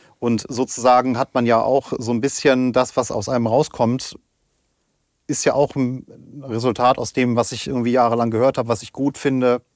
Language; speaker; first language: German; native; German